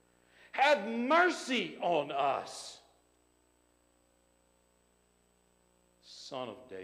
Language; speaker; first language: English; native; English